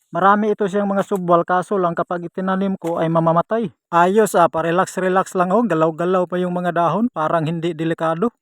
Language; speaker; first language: Filipino; non-native, local second language; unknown